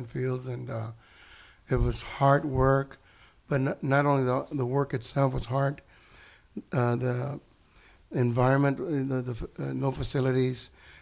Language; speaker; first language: English; early bilingual, other home language; Spanish